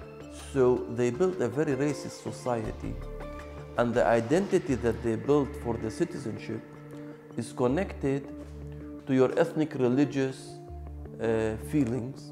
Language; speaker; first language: English; non-native, local second language; Arabic